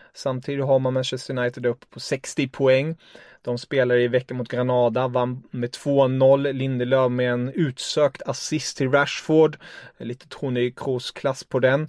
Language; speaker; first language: Swedish; non-native, fluent; German